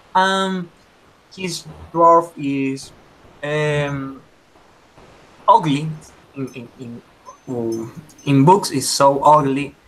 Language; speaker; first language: English; non-native, learner; Spanish